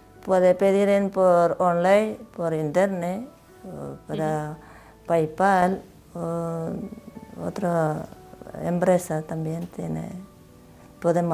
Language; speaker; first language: Spanish; non-native, learner; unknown